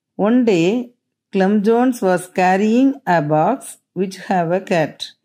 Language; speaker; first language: English; non-native, local second language; Tamil